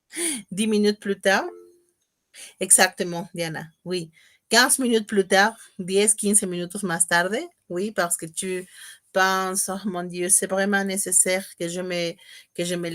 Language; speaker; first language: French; non-native, fluent; Spanish